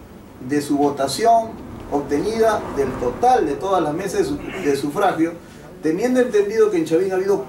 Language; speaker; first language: Spanish; native; Spanish